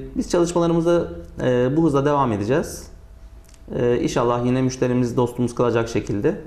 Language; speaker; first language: Turkish; native; Turkish